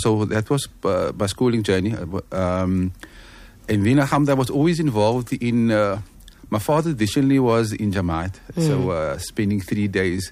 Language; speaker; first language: English; non-native, local second language; Afrikaans